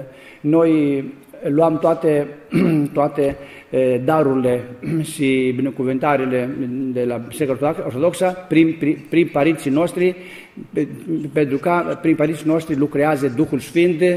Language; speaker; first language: Romanian; non-native, learner; Greek